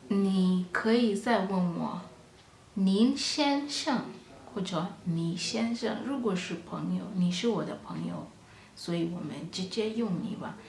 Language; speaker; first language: Chinese; non-native, fluent; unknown